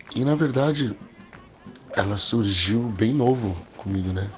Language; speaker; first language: Portuguese; early bilingual, other home language; English